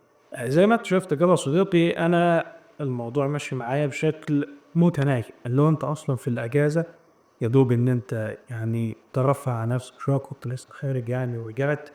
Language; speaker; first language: Arabic; native; Arabic